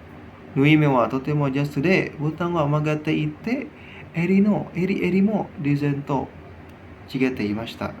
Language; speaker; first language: Japanese; non-native, learner; Indonesian